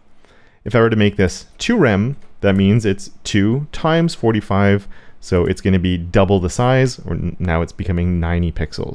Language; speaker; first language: English; native; English